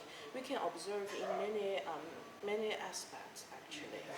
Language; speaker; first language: English; non-native, fluent; Chinese